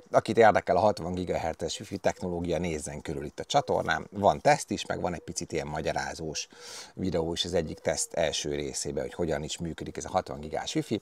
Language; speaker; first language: Hungarian; native; Hungarian